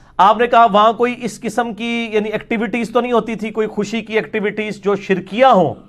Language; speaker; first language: Urdu; non-native, local second language; Punjabi